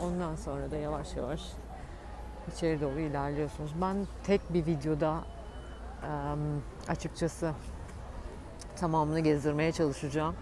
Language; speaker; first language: Turkish; native; Turkish